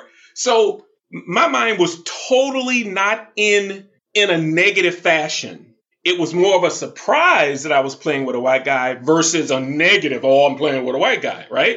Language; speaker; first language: English; native; English